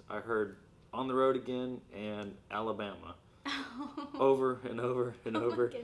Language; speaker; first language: English; native; English